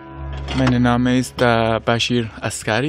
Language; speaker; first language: German; non-native, learner; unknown